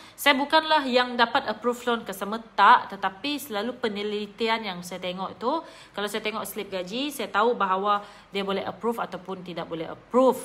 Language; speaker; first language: Malay; native; Malay